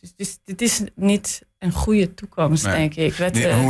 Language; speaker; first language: Dutch; non-native, learner; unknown